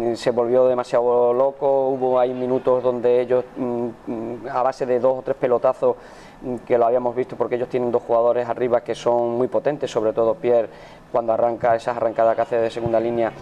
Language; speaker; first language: Spanish; native; Spanish